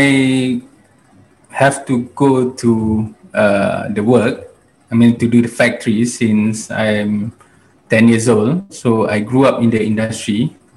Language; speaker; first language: English; non-native, local second language; Malay